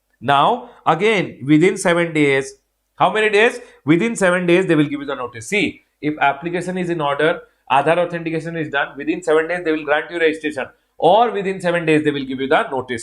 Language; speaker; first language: English; non-native, local second language; Hindi